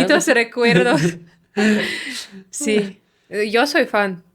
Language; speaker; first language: Spanish; non-native, fluent; Russian